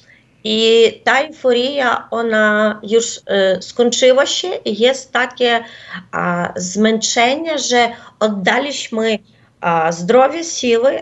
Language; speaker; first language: Polish; non-native, fluent; Ukrainian